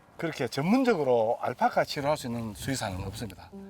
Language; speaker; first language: Korean; native; Korean